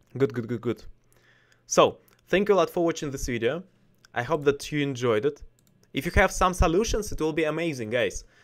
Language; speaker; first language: English; non-native, learner; Russian